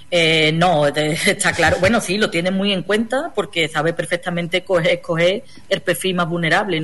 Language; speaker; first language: Spanish; native; Spanish